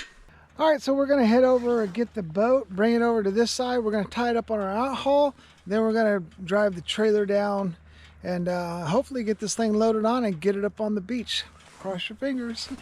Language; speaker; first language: English; native; English